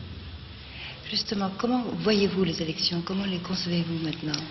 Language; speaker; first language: French; native; French